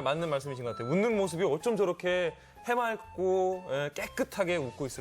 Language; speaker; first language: Korean; native; Korean